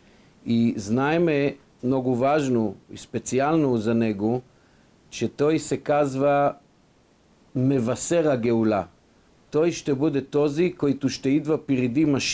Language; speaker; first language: Bulgarian; non-native, fluent; Hebrew